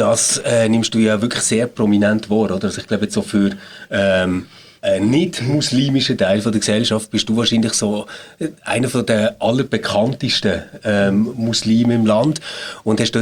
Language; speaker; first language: German; native; German